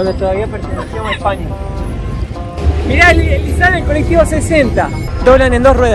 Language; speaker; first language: Spanish; native; Spanish